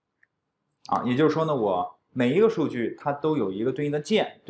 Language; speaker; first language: Chinese; native; Chinese